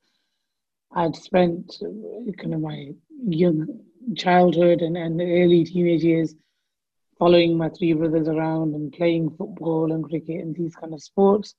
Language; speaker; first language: English; native; English